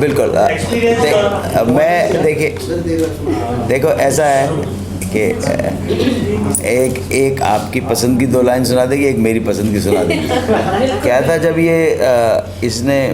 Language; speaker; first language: Hindi; native; Hindi